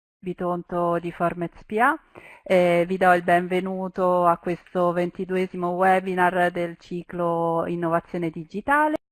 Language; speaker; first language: Italian; native; Italian